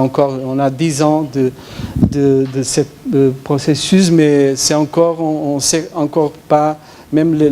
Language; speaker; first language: French; non-native, fluent; Portuguese